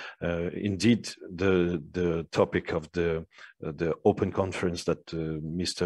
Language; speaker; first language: English; non-native, fluent; French